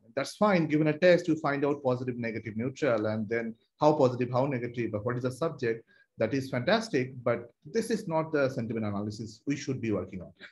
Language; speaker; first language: English; non-native, local second language; Bangla